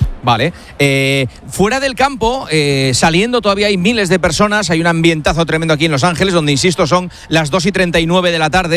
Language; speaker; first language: Spanish; native; Spanish